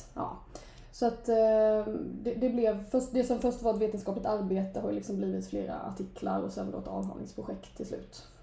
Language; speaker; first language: Swedish; native; Swedish